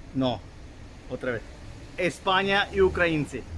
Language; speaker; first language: Spanish; non-native, learner; Ukrainian